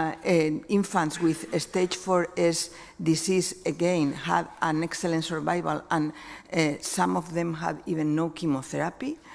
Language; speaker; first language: English; non-native, fluent; Spanish